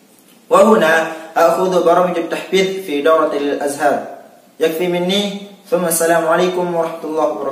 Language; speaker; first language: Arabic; non-native, learner; Indonesian